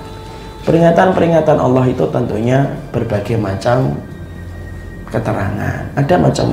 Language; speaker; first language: Indonesian; native; Indonesian